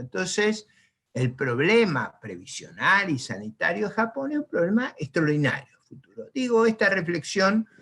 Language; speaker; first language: Spanish; native; Spanish